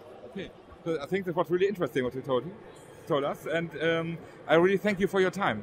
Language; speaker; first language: English; non-native, fluent; German